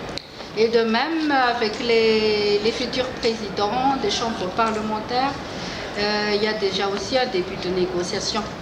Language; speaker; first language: French; non-native, local second language; Malagasy